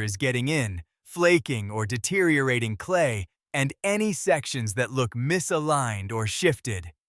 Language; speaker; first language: English; native; English